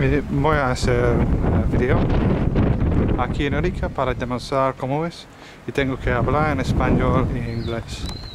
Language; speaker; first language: Spanish; non-native, learner; English